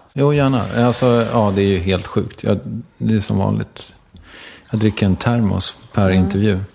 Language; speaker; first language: Swedish; native; Swedish